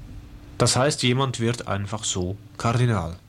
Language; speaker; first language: German; native; German